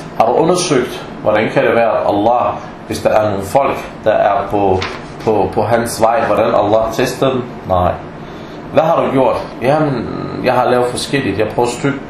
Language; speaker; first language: Danish; non-native, fluent; Arabic